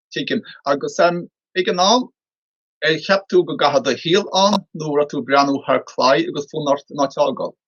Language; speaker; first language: Irish; native; Irish